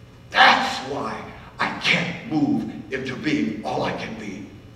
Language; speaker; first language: English; native; English